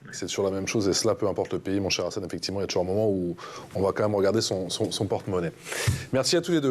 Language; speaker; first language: French; native; French